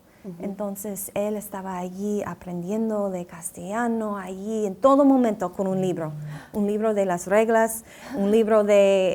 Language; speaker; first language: Spanish; non-native, fluent; English